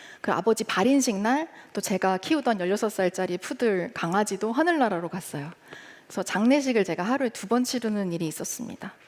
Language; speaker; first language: Korean; early bilingual, heritage; Korean